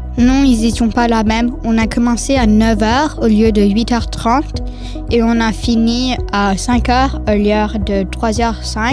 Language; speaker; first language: French; non-native, local second language; English